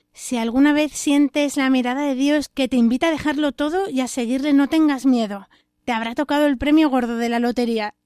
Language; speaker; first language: Spanish; native; Spanish